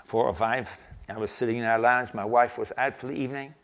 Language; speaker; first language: English; native; English